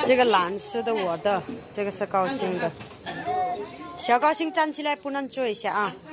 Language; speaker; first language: Chinese; non-native, learner; Nepali